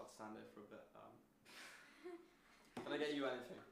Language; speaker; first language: English; native; English